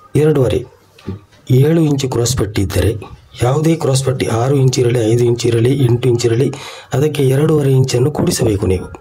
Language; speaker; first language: Kannada; non-native, local second language; Tulu